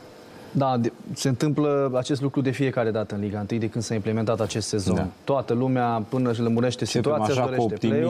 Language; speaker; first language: Romanian; native; Romanian